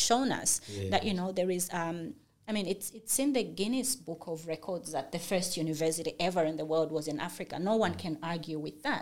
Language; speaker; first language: English; non-native, local second language; Bemba